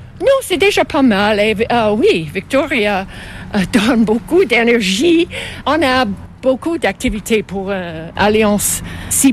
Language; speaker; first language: French; non-native, local second language; English